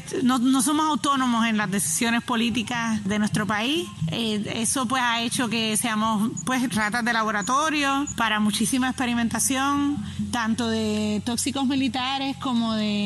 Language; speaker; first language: Spanish; native; Spanish